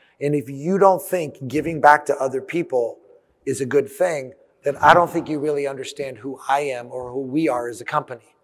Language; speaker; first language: English; early bilingual, other home language; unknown